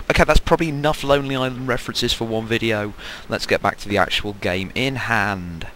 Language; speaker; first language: English; native; English